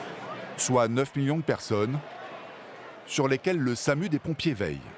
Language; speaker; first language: French; native; French